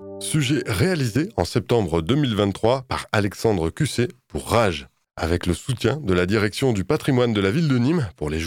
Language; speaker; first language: French; native; French